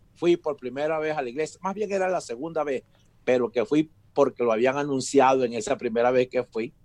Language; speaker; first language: Spanish; native; Spanish